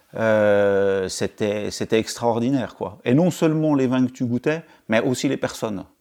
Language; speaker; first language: French; native; French